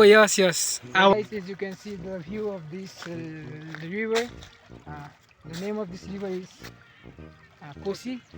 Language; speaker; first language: English; non-native, learner; Nepali